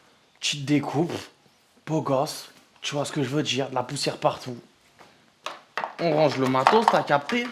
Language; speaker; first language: French; native; French